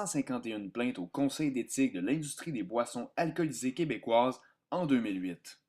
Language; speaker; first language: French; native; French